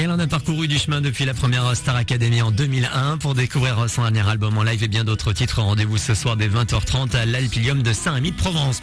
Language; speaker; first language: French; native; French